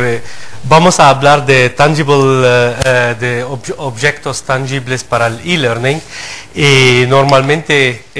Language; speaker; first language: Spanish; non-native, fluent; Arabic